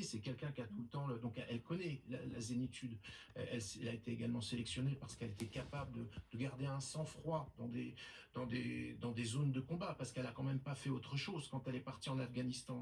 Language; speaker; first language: French; native; French